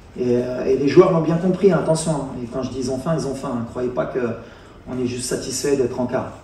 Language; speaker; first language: French; native; French